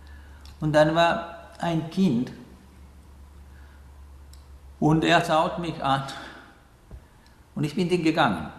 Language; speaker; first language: German; non-native, fluent; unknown